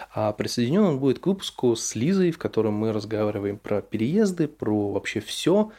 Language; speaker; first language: Russian; native; Russian